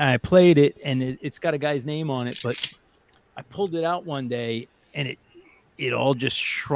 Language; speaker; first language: English; native; English